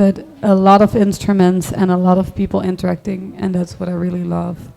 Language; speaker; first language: English; non-native, fluent; Dutch